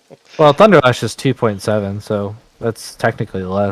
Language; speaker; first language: English; native; English